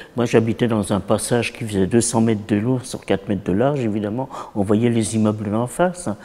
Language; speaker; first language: French; early bilingual, other home language; Yiddish